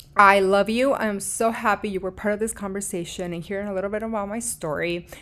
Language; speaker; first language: English; early bilingual, other home language; Spanish